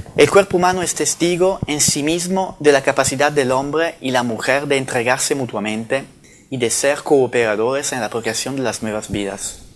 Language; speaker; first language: Spanish; non-native, fluent; Italian